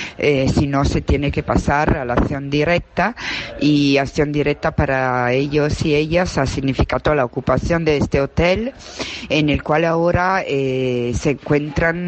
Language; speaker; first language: Spanish; non-native, fluent; Italian